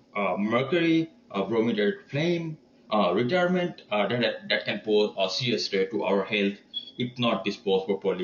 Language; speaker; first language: English; non-native, learner; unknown